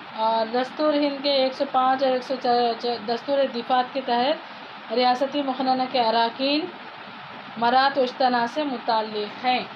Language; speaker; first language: Urdu; native; Urdu